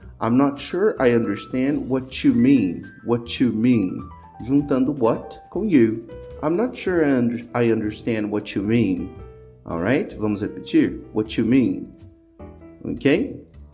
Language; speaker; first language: English; non-native, fluent; Portuguese